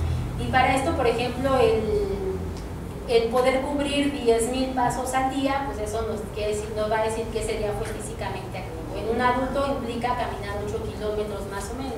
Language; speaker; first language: Spanish; native; Spanish